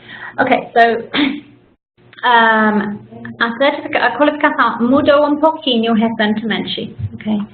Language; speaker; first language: Portuguese; non-native, fluent; English